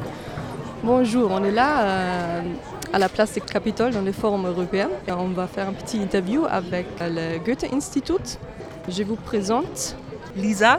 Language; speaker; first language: French; non-native, fluent; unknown